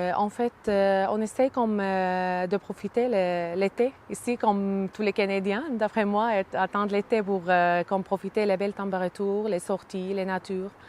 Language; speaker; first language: French; non-native, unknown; Arabic